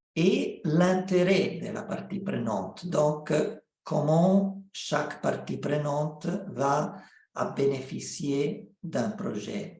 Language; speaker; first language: French; non-native, fluent; Italian